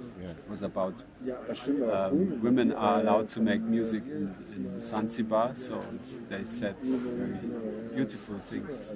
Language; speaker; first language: English; non-native, fluent; German